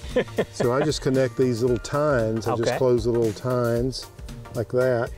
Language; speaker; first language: English; native; English